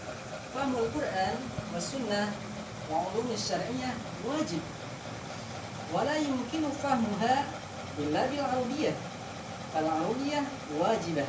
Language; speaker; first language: Arabic; non-native, learner; Indonesian